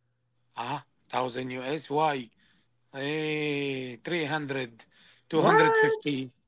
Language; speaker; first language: English; non-native, learner; Arabic